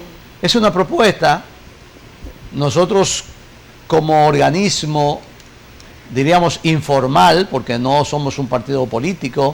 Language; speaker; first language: Spanish; native; Spanish